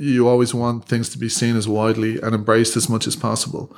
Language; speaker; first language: English; native; English